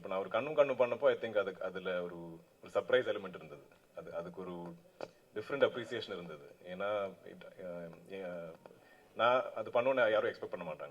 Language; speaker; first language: Tamil; non-native, local second language; Malayalam